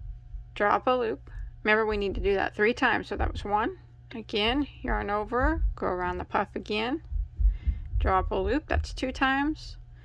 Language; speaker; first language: English; native; English